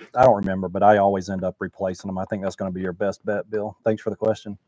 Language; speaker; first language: English; native; English